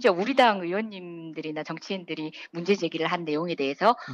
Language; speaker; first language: Korean; native; Korean